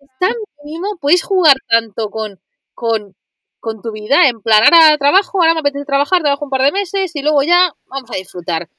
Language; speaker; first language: Spanish; native; Spanish